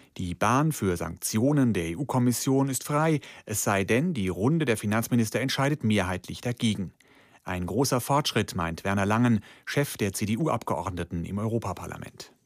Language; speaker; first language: German; native; German